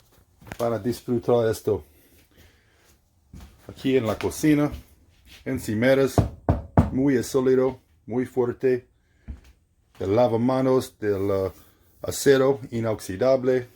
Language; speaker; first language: Spanish; non-native, fluent; English